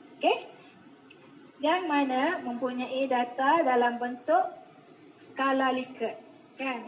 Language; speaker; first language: Malay; native; Malay